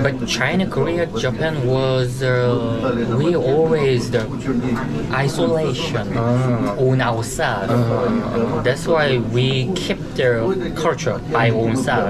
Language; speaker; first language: English; non-native, learner; Korean